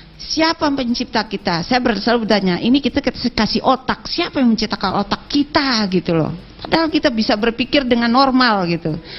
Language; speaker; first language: Indonesian; non-native, local second language; Balinese